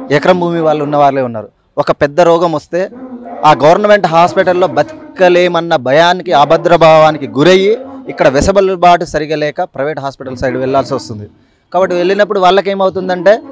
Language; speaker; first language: Telugu; non-native, local second language; Lambadi